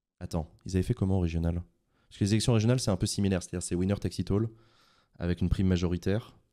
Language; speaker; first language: French; native; French